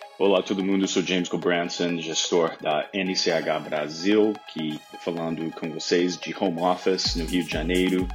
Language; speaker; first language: Portuguese; non-native, fluent; English